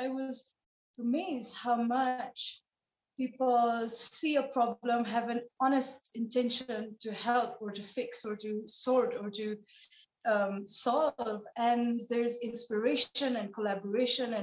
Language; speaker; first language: English; non-native, local second language; Nepali